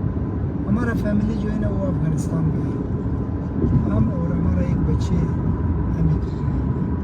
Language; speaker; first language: Hindi; non-native, learner; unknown